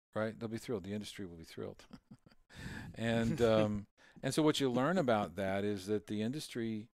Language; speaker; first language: English; native; English